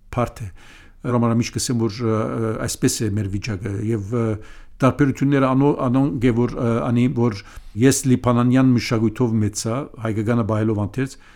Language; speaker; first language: Armenian; early bilingual, heritage; Armenian